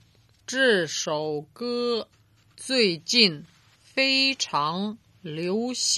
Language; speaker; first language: Chinese; non-native, learner; Serbian